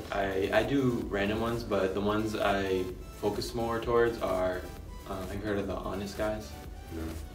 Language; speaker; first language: English; native; English